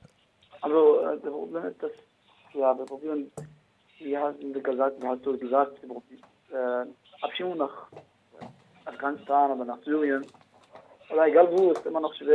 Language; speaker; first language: German; non-native, learner; Arabic